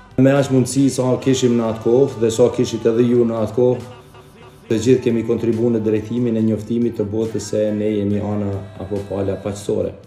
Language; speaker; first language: Albanian; native; Albanian